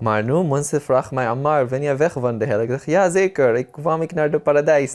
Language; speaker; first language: Dutch; non-native, learner; Arabic